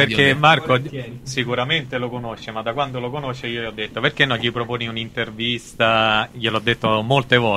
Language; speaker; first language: Italian; native; Italian